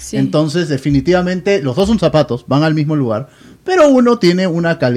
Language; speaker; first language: Spanish; native; Spanish